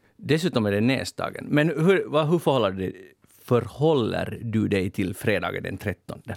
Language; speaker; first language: Swedish; native; Swedish